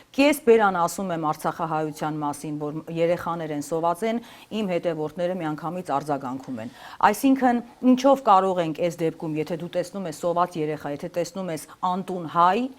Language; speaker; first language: Armenian; native; Armenian